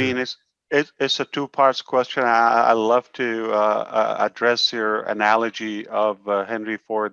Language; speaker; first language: English; non-native, fluent; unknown